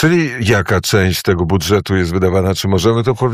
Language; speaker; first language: Polish; native; Polish